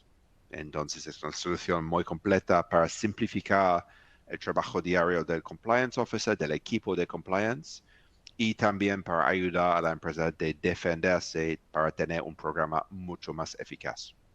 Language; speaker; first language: Spanish; non-native, fluent; English